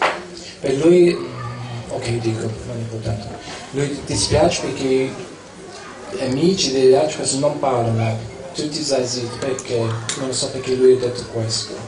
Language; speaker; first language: Italian; non-native, learner; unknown